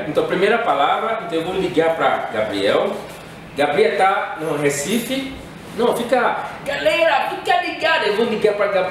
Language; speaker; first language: Portuguese; non-native, fluent; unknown